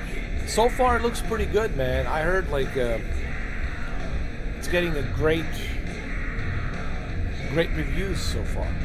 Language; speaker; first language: English; native; English